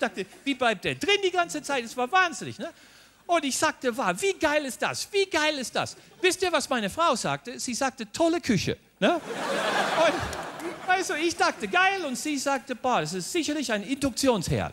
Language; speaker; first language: German; non-native, fluent; English